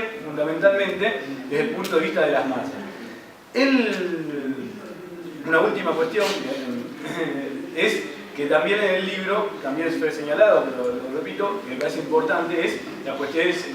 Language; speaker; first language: Spanish; native; Spanish